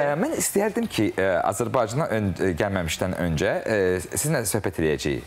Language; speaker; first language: Azerbaijani; native; Azerbaijani